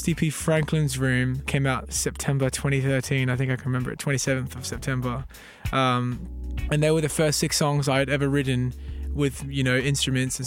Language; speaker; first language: English; native; English